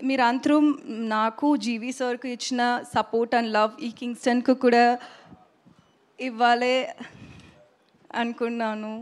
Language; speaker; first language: Telugu; non-native, learner; Tamil